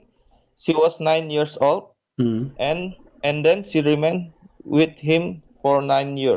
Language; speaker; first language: English; non-native, learner; Indonesian